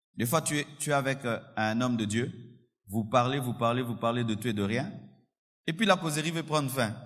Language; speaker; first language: French; non-native, local second language; Lingala